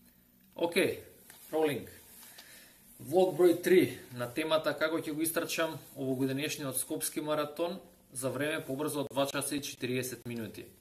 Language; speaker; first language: Macedonian; native; Macedonian